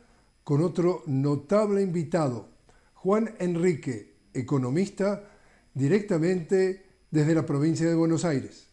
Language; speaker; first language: Spanish; native; Spanish